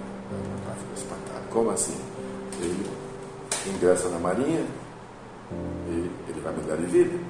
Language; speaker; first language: Portuguese; native; Portuguese